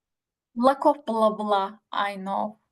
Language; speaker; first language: English; non-native, learner; Turkish